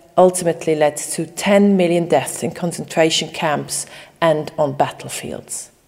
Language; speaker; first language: English; non-native, fluent; German